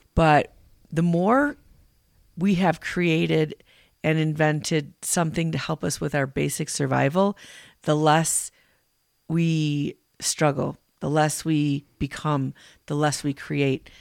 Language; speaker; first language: English; native; English